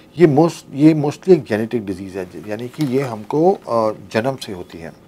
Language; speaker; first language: Hindi; native; Hindi